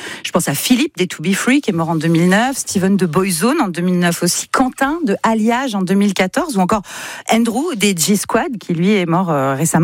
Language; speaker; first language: French; native; French